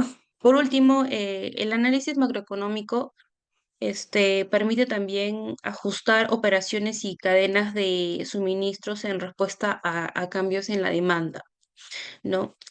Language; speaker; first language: Spanish; native; Spanish